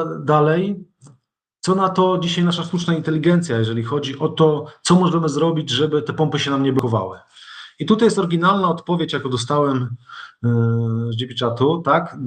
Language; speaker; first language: Polish; native; Polish